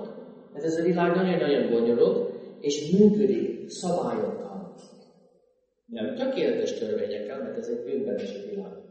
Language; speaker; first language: Hungarian; non-native, fluent; English